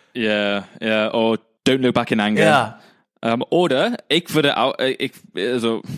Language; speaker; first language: German; non-native, fluent; English